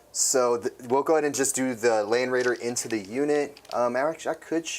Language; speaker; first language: English; native; English